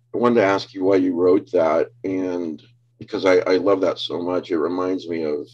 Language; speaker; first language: English; native; English